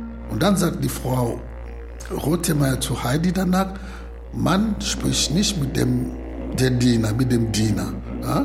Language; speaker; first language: German; non-native, fluent; Lingala